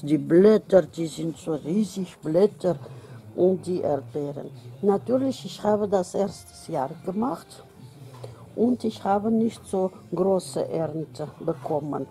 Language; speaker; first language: German; non-native, learner; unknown